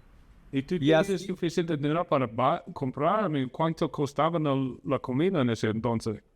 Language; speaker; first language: Spanish; non-native, fluent; English